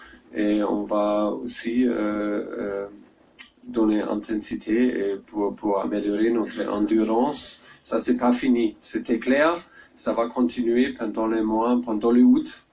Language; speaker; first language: French; non-native, learner; German